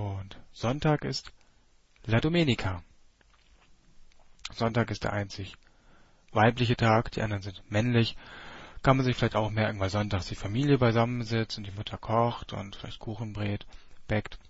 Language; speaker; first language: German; native; German